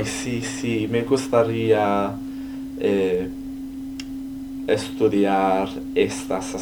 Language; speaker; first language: Spanish; non-native, learner; English